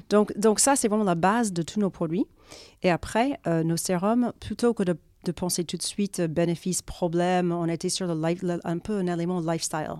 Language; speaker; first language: French; non-native, fluent; English